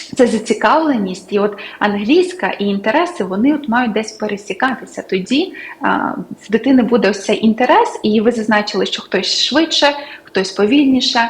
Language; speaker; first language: Ukrainian; native; Ukrainian